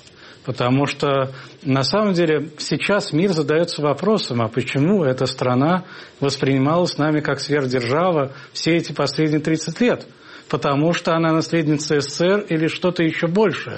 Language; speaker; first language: Russian; native; Russian